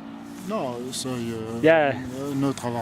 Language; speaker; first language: Spanish; non-native, learner; French